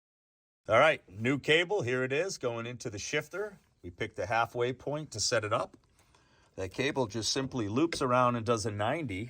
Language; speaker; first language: English; native; English